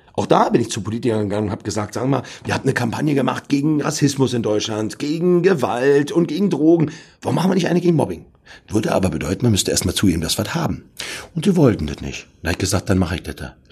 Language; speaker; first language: German; native; German